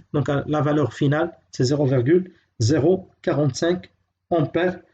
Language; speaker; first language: French; non-native, local second language; Arabic